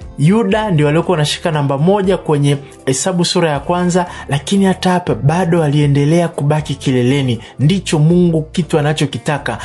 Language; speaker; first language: Swahili; native; Swahili